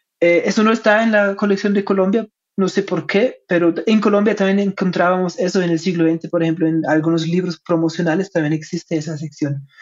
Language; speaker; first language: Spanish; non-native, fluent; German